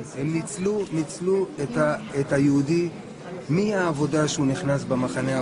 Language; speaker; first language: Hebrew; native; Hebrew